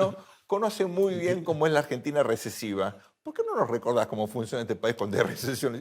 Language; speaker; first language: Spanish; native; Spanish